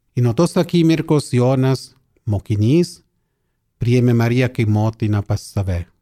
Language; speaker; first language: Lithuanian; non-native, fluent; Italian